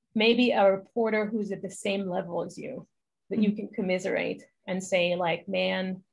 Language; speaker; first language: English; non-native, fluent; Hebrew